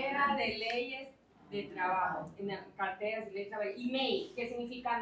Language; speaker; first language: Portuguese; non-native, learner; Spanish